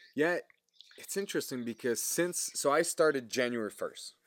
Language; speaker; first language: English; non-native, fluent; French